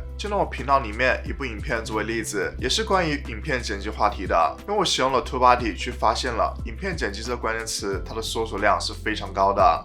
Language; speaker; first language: Chinese; native; Chinese